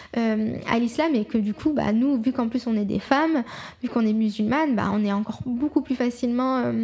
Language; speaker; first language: French; native; French